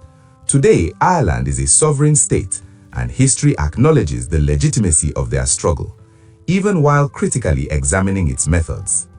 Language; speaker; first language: English; non-native, local second language; Igbo